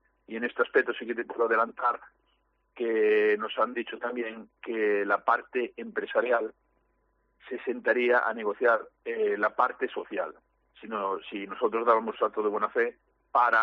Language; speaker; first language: Spanish; native; Spanish